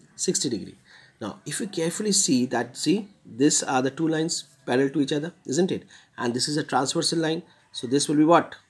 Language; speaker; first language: English; non-native, local second language; Bangla